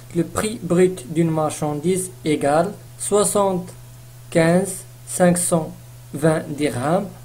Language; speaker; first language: French; non-native, local second language; Arabic